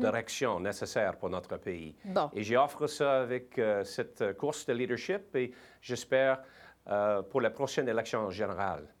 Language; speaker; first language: French; non-native, learner; English